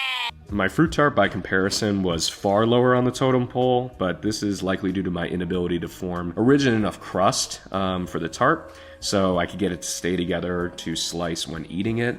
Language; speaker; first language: English; native; English